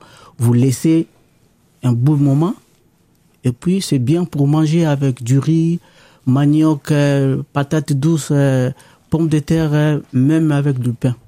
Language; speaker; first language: French; non-native, local second language; Lingala